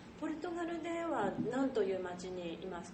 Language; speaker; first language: Japanese; native; Japanese